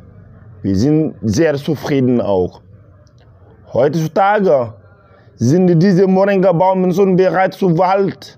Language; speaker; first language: German; non-native, learner; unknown